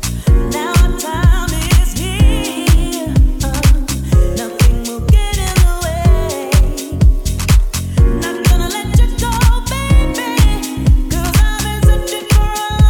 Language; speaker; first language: English; native; English